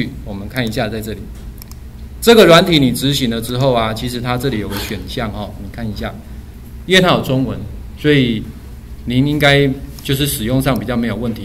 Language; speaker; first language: Chinese; native; Chinese